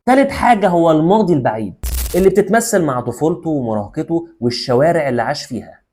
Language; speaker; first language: Arabic; native; Arabic